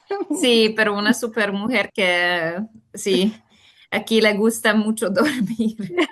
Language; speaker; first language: Spanish; non-native, fluent; Hungarian